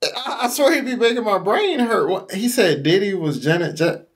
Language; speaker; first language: English; native; English